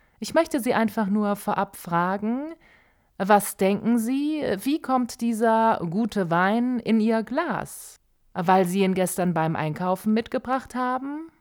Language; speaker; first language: German; native; German